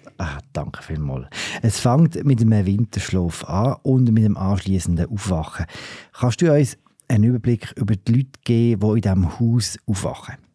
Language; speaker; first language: German; native; German